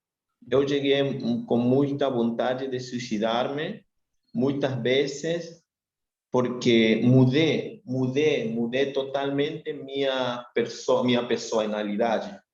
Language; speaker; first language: Portuguese; non-native, learner; Spanish